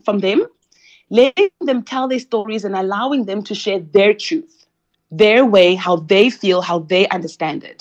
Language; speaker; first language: English; non-native, local second language; Xhosa